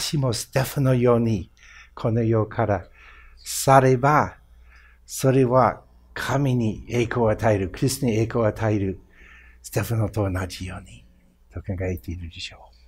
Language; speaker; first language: Japanese; non-native, fluent; English